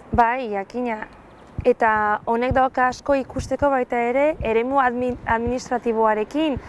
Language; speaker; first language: Basque; non-native, fluent; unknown